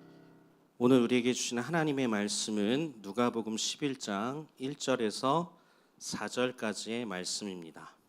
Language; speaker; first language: Korean; native; Korean